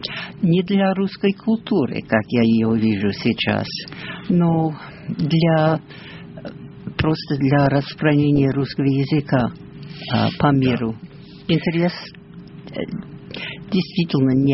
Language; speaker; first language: Russian; non-native, fluent; English